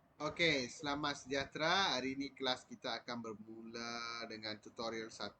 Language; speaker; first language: Malay; non-native, local second language; Tamil